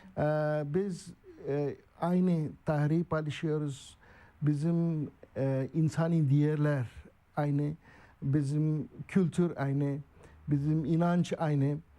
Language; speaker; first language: Turkish; non-native, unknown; Urdu